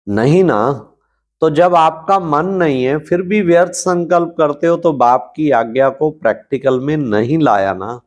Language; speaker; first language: Hindi; native; Hindi